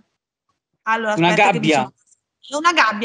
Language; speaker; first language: Italian; native; Italian